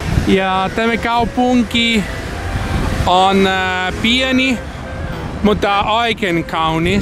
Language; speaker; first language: Finnish; non-native, learner; Italian